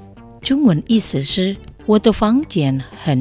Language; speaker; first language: Chinese; non-native, learner; Indonesian